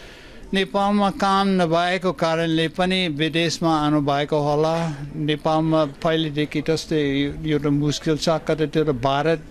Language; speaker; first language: Nepali; non-native, fluent; German